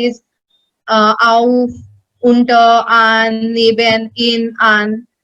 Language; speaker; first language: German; non-native, learner; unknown